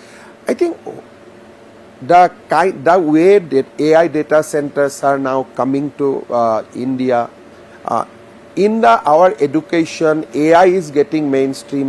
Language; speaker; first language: English; non-native, local second language; Assamese